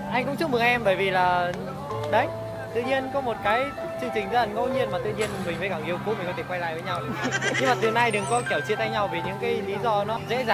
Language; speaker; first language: Vietnamese; native; Vietnamese